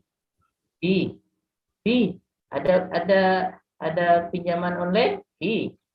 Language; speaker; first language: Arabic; non-native, fluent; Indonesian